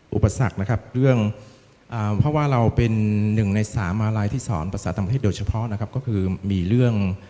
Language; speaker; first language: Thai; non-native, fluent; Vietnamese